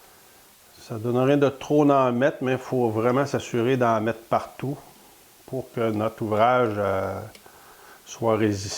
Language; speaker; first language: French; native; French